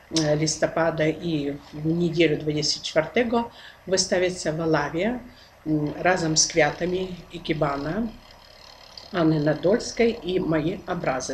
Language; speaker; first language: Polish; non-native, learner; Ukrainian